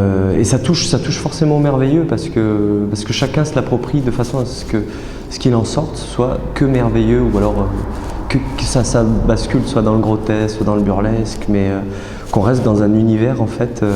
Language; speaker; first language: French; native; French